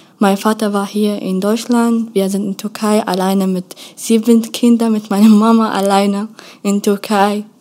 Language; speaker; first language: German; non-native, learner; Kurdish